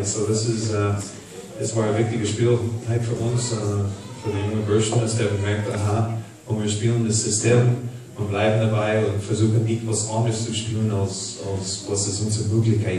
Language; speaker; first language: German; non-native, fluent; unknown